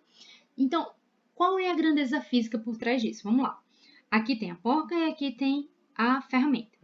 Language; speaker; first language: Portuguese; native; Portuguese